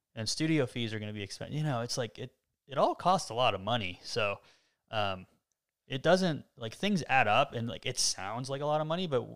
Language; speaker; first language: English; native; English